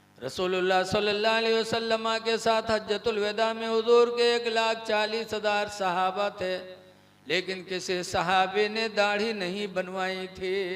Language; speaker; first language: Hindi; native; Hindi